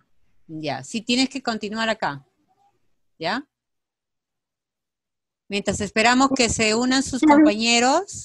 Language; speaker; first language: Spanish; native; Spanish